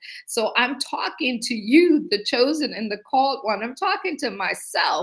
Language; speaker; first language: English; native; English